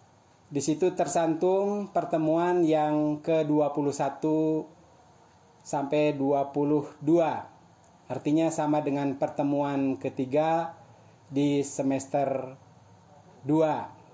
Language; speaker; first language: Indonesian; native; Indonesian